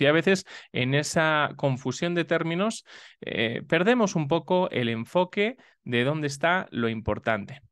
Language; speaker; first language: Spanish; native; Spanish